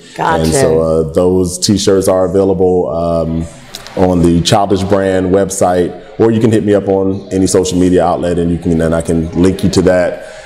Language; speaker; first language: English; native; English